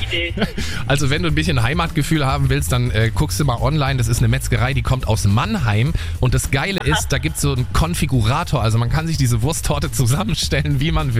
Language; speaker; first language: German; native; German